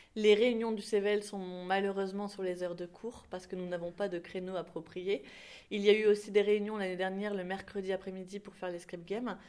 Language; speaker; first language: French; native; French